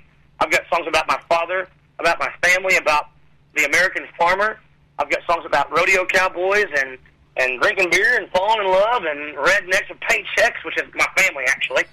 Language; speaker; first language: English; native; English